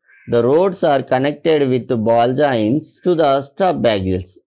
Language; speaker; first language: English; non-native, local second language; Telugu